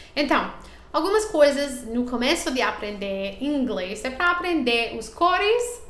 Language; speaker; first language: Portuguese; non-native, learner; English